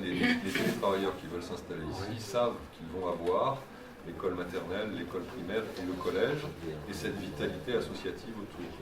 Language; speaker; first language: French; native; French